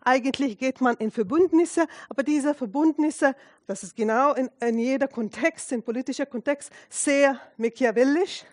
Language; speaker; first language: German; non-native, fluent; Arabic